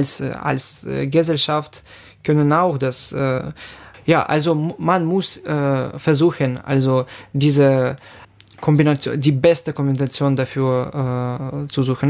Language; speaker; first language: German; non-native, fluent; Ukrainian